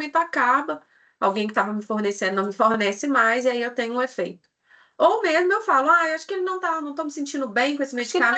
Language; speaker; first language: Portuguese; native; Portuguese